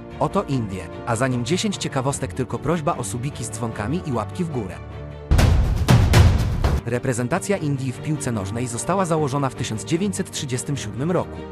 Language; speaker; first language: Polish; native; Polish